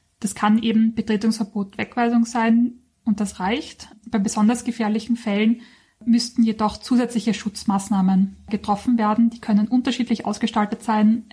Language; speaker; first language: German; native; German